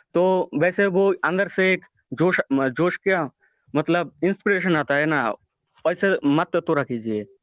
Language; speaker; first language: Hindi; non-native, local second language; Bangla